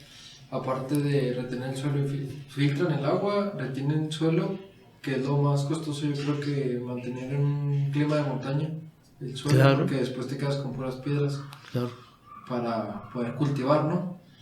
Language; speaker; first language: Spanish; native; Spanish